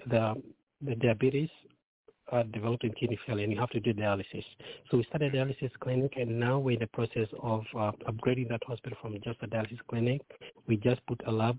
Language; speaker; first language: English; non-native, local second language; Kikuyu